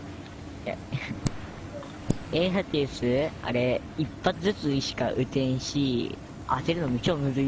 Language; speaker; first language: Japanese; native; Japanese